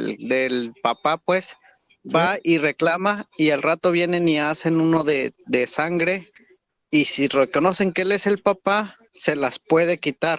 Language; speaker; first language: Spanish; native; Spanish